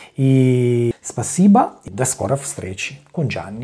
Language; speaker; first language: Russian; non-native, learner; Italian